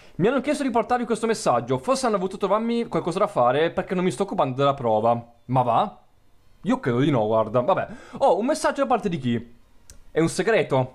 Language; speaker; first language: Italian; native; Italian